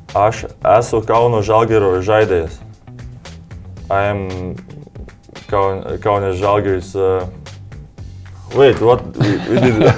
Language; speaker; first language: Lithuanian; non-native, learner; Latvian